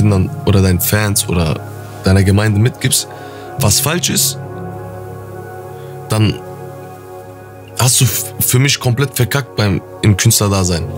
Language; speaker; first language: German; early bilingual, other home language; Turkish